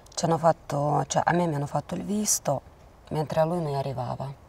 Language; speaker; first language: Italian; non-native, fluent; Romanian